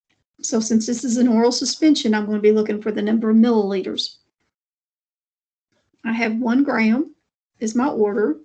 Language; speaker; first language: English; native; English